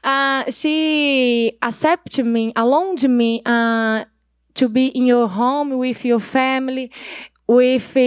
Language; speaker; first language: English; non-native, learner; Portuguese